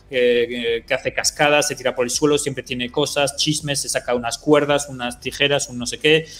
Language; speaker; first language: Spanish; early bilingual, other home language; French